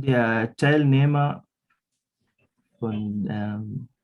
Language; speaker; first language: German; non-native, learner; Swahili